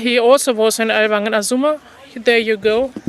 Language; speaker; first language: English; non-native, fluent; German